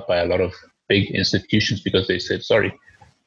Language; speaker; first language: English; early bilingual, other home language; Spanish